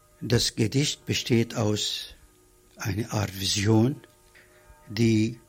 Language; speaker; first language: German; non-native, fluent; Arabic